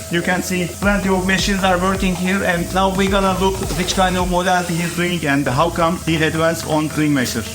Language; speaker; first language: English; non-native, fluent; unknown